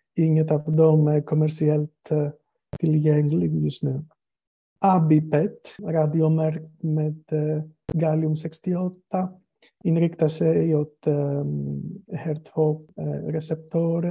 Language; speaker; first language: Swedish; non-native, fluent; Greek